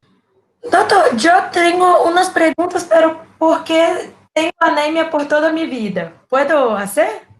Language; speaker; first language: Spanish; non-native, learner; Portuguese